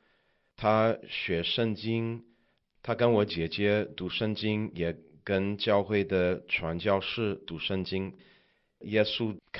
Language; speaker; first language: Chinese; non-native, learner; English